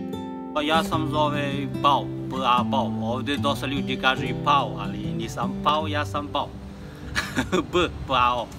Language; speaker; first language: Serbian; non-native, learner; Chinese